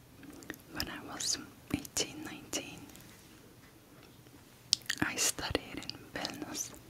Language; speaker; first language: English; non-native, fluent; Turkish